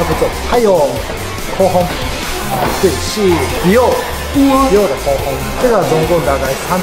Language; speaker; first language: Chinese; non-native, learner; Japanese